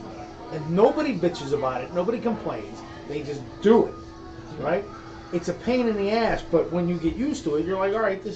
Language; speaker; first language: English; native; English